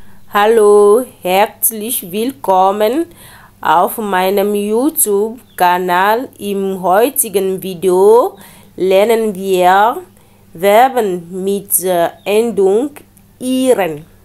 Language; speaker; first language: German; non-native, learner; French